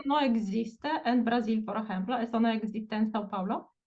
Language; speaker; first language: Spanish; non-native, fluent; Portuguese